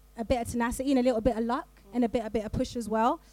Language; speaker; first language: English; native; English